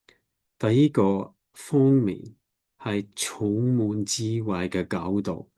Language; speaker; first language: Cantonese; non-native, learner; English